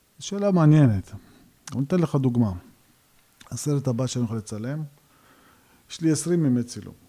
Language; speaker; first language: Hebrew; early bilingual, other home language; Georgian